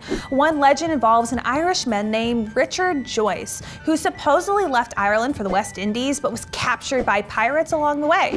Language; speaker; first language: English; native; English